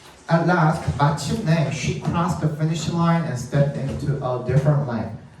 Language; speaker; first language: English; non-native, fluent; Korean